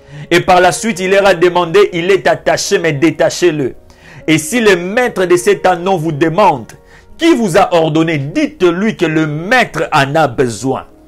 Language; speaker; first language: French; non-native, local second language; Lingala